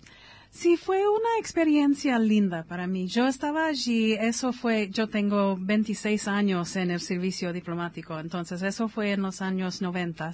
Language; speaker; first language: Spanish; non-native, fluent; English